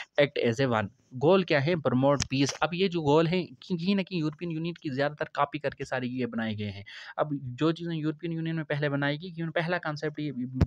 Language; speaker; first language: Hindi; non-native, local second language; Kashmiri